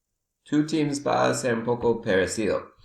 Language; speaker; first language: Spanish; non-native, learner; English